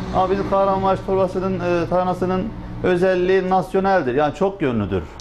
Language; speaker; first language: Turkish; native; Turkish